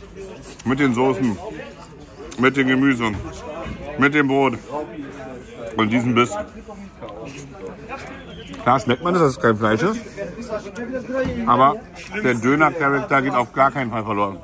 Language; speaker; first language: German; native; German